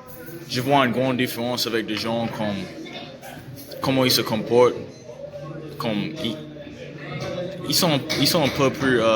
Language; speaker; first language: French; non-native, learner; English